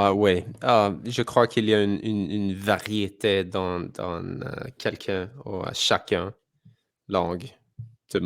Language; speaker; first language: French; non-native, fluent; English